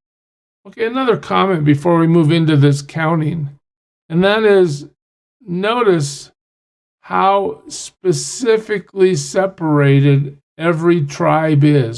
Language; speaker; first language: English; native; English